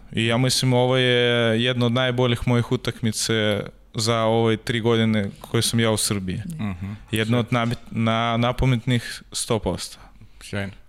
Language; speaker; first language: Serbian; non-native, learner; Russian